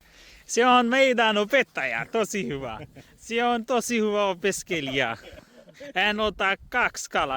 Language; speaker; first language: Finnish; non-native, learner; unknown